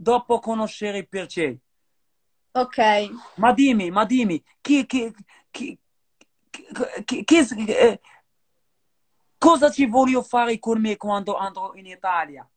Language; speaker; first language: Italian; non-native, learner; Arabic